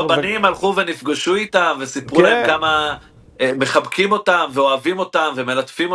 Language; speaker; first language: Hebrew; native; Hebrew